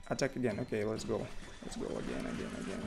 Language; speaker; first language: English; non-native, learner; Russian